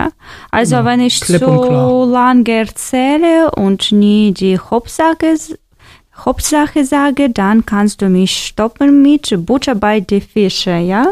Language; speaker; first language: German; non-native, fluent; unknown